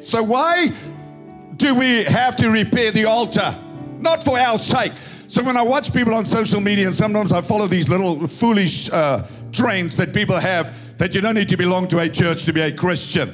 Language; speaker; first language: English; non-native, local second language; Afrikaans